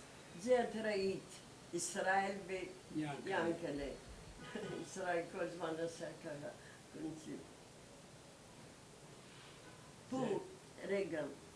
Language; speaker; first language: Hebrew; non-native, learner; German